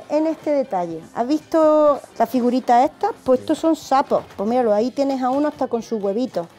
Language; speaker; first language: Spanish; native; Spanish